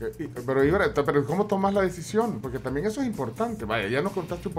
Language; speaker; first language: Spanish; native; Spanish